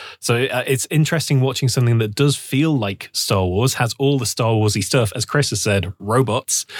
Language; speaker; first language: English; native; English